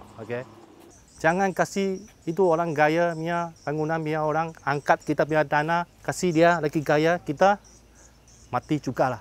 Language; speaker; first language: Malay; non-native, local second language; Cantonese